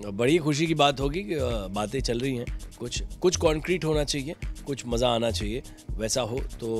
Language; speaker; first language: Hindi; native; Hindi